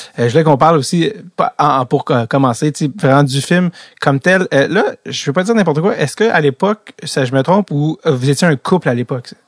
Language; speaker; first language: French; native; French